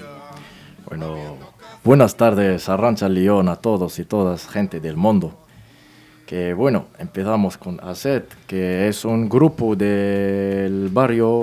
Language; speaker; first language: Spanish; non-native, learner; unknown